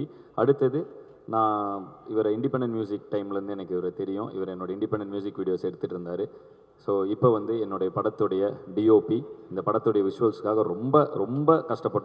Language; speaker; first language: Tamil; native; Tamil